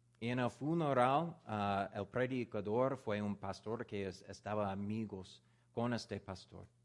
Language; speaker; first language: Spanish; non-native, learner; English